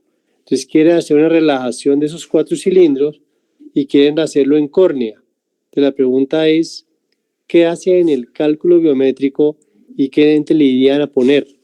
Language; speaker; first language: Spanish; native; Spanish